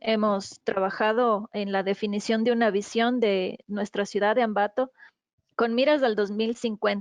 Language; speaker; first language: Spanish; native; Spanish